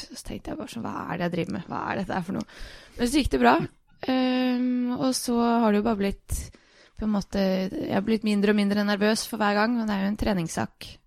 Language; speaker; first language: Norwegian; early bilingual, other home language; Bosnian